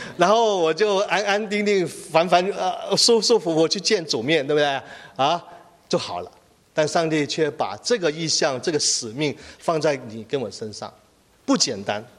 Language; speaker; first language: Chinese; native; Chinese